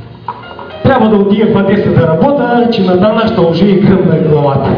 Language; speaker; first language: Bulgarian; early bilingual, heritage; Bulgarian